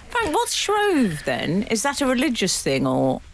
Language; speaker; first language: English; native; English